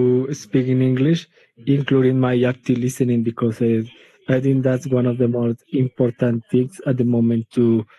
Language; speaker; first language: English; non-native, learner; Spanish